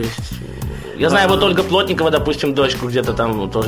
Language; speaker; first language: Russian; native; Russian